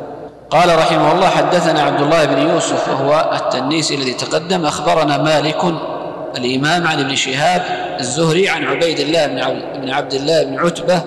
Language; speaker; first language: Arabic; native; Arabic